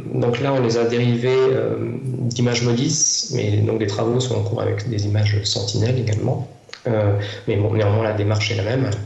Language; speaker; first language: French; native; French